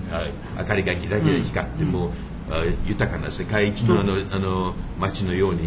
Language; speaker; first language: Japanese; early bilingual, heritage; English